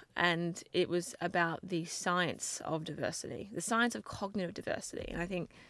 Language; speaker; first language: English; native; English